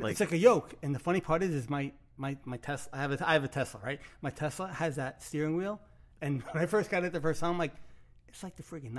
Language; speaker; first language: English; native; English